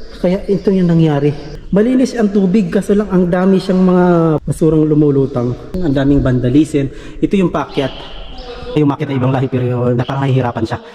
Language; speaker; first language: Filipino; native; Filipino